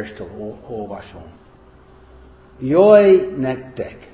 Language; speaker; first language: Hungarian; non-native, fluent; English